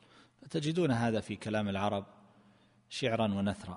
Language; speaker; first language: Arabic; native; Arabic